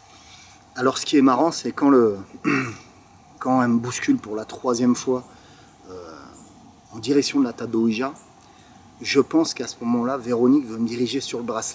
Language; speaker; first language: French; native; French